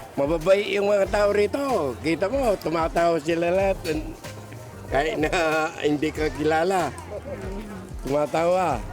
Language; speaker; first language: Filipino; non-native, local second language; Pampanga